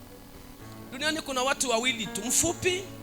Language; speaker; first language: Swahili; native; Swahili